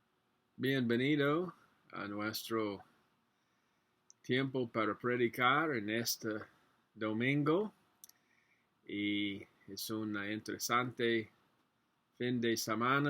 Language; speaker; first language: Spanish; non-native, learner; English